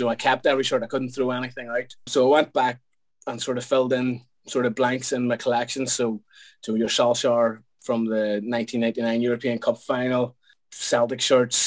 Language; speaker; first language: English; native; English